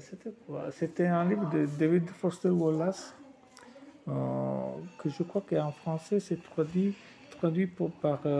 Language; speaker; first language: French; non-native, fluent; Italian